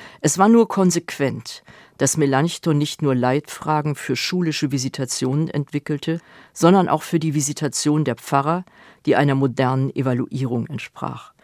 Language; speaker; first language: German; native; German